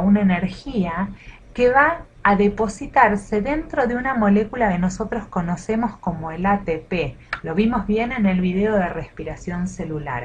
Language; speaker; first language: Spanish; native; Spanish